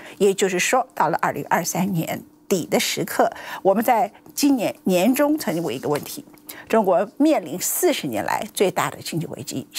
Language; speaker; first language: Chinese; native; Chinese